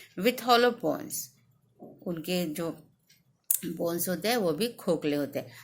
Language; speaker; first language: Hindi; non-native, local second language; Marathi